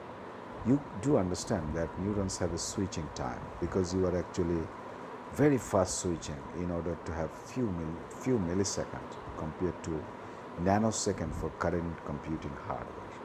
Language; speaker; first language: English; non-native, local second language; Bangla